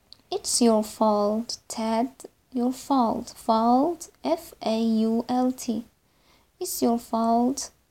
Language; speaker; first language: English; non-native, fluent; Persian